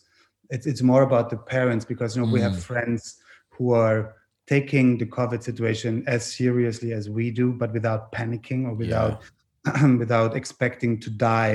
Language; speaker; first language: English; non-native, fluent; German